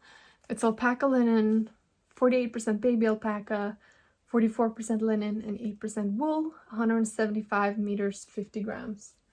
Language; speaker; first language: English; non-native, fluent; Norwegian